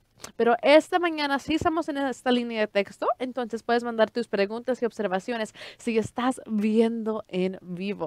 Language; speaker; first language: Spanish; early bilingual, heritage; Spanish